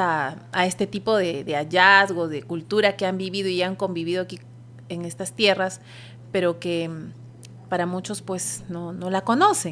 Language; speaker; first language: Spanish; native; Spanish